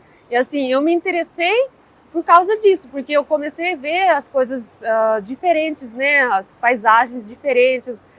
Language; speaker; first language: Portuguese; non-native, fluent; Russian